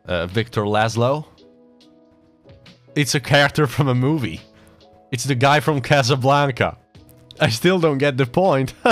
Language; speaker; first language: English; non-native, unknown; Italian